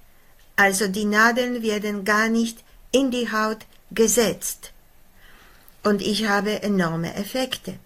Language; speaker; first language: German; non-native, fluent; Polish